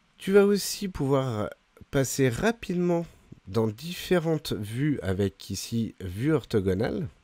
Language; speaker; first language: French; native; French